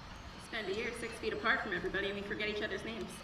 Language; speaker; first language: English; native; English